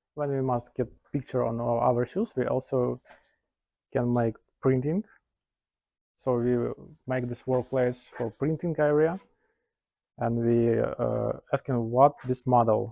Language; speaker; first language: English; non-native, learner; Ukrainian